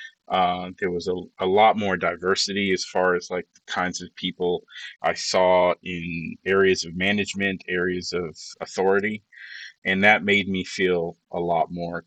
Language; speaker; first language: English; early bilingual, other home language; Spanish